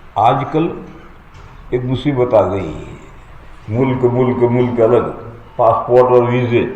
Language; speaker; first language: Urdu; non-native, local second language; Gujarati